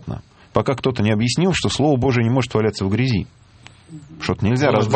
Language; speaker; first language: Russian; native; Russian